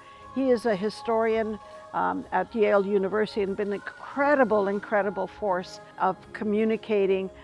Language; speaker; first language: English; early bilingual, other home language; Ukrainian